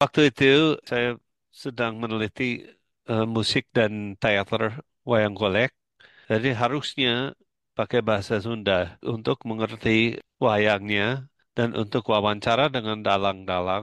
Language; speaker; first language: Indonesian; non-native, fluent; English